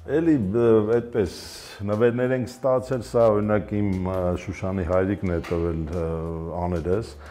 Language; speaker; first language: Armenian; native; Armenian